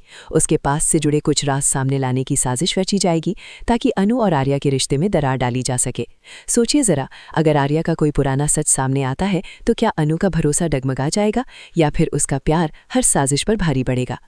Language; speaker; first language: Hindi; native; Hindi